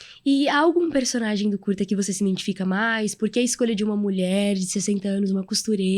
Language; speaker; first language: Portuguese; native; Portuguese